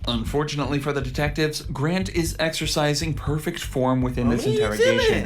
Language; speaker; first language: English; native; English